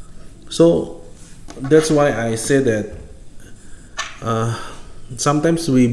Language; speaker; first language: English; non-native, fluent; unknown